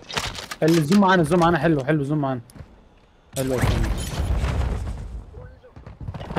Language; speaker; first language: Arabic; native; Arabic